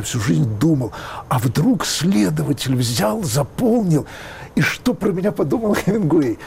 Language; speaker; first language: Russian; native; Russian